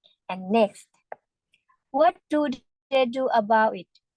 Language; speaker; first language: English; non-native, fluent; Thai